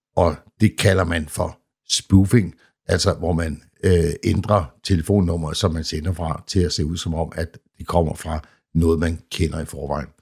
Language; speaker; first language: Danish; native; Danish